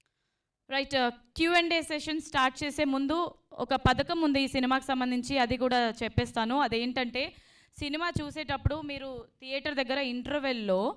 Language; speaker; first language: Telugu; native; Telugu